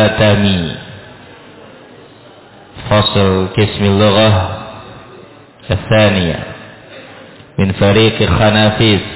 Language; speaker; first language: Arabic; non-native, fluent; Indonesian